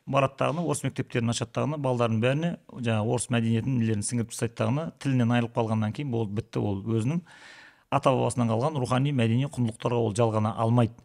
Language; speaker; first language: Kazakh; native; Kazakh